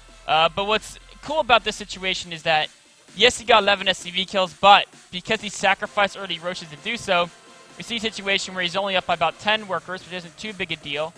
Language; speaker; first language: English; native; English